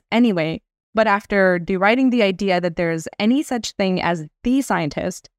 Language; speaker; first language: English; non-native, local second language; Hindi